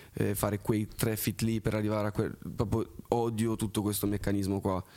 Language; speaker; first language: Italian; early bilingual, other home language; French